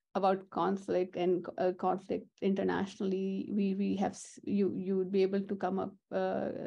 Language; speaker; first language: English; non-native, local second language; Urdu